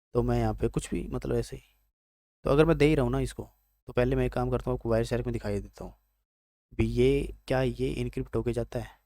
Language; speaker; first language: Urdu; native; Urdu